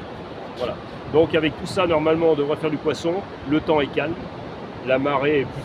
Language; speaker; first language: French; native; French